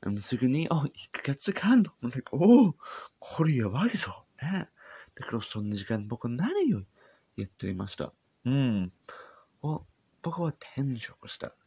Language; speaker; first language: Japanese; non-native, learner; English